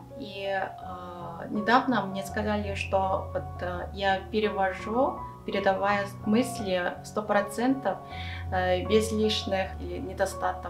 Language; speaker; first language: Russian; non-native, fluent; Korean